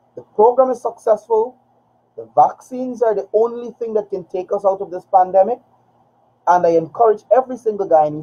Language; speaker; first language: English; native; English